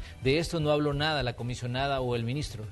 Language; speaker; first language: Spanish; native; Spanish